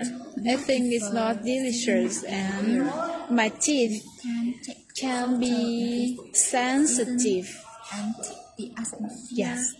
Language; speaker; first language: English; non-native, learner; Vietnamese